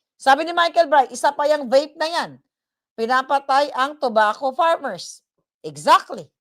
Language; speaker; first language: Filipino; non-native, local second language; Hiligaynon